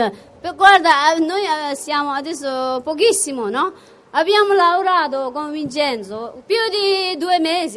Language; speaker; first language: Italian; non-native, fluent; Tibetan